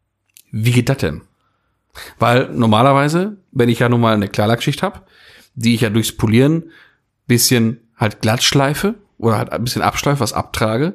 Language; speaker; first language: German; native; German